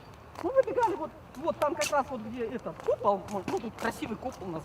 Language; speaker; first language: Russian; native; Russian